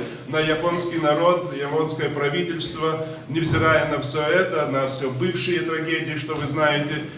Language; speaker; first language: Russian; non-native, local second language; Georgian